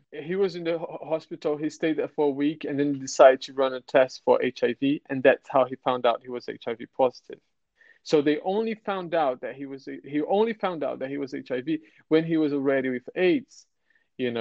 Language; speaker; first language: English; non-native, fluent; Portuguese